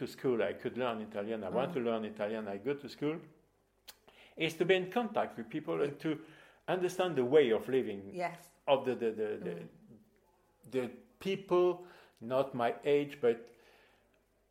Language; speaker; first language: English; non-native, fluent; French